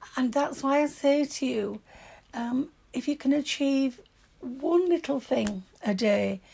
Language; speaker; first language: English; native; English